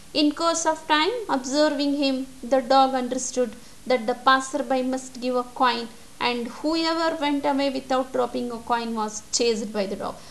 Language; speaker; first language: English; non-native, local second language; Kannada